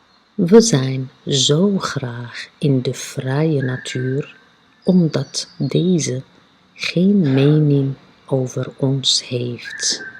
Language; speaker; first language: Dutch; non-native, fluent; Arabic